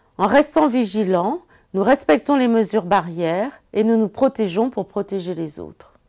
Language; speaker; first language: French; native; French